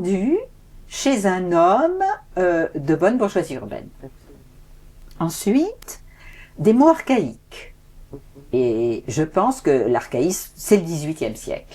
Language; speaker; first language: French; native; French